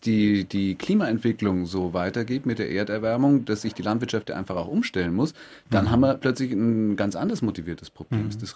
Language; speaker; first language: German; native; German